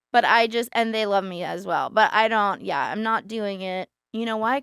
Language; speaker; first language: English; native; English